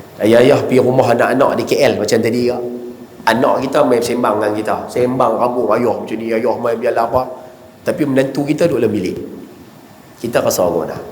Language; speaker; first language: Malay; native; Malay